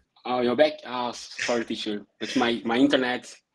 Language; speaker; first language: English; non-native, learner; Portuguese